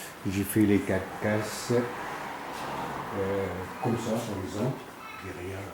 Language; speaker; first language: French; non-native, learner; Arabic